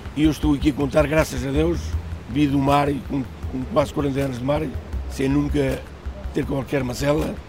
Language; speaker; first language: Portuguese; native; Portuguese